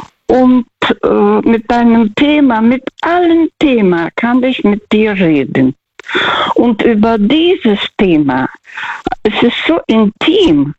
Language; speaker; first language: German; non-native, fluent; Russian